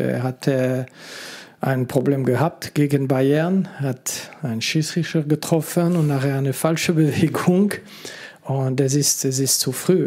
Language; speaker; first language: German; non-native, local second language; French